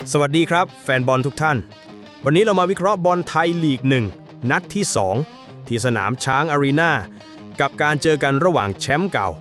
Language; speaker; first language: Thai; native; Thai